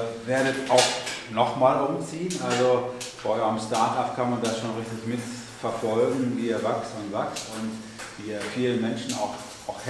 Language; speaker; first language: German; native; German